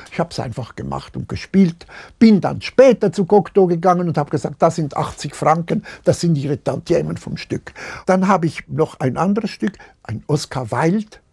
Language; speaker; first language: German; early bilingual, other home language; Italian